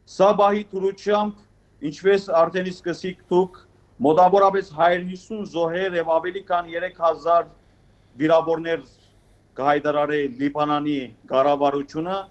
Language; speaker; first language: Armenian; early bilingual, heritage; Armenian